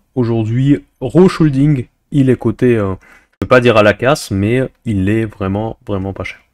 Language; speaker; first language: French; non-native, fluent; Russian